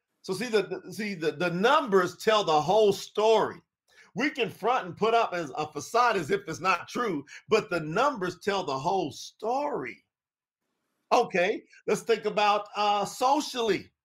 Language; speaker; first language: English; native; English